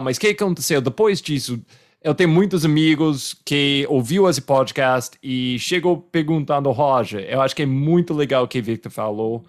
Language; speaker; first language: Portuguese; non-native, fluent; English